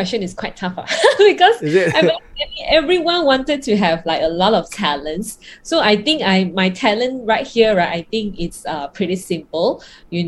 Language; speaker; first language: English; non-native, local second language; Cantonese